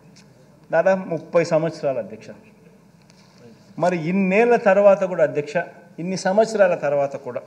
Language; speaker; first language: Telugu; native; Telugu